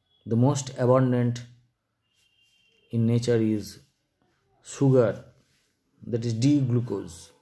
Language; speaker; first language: English; non-native, local second language; Bangla